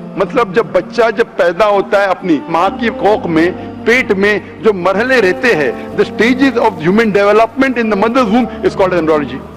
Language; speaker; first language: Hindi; non-native, local second language; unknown